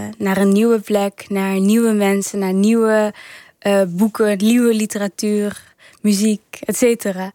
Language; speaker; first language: Dutch; early bilingual, other home language; Kinyarwanda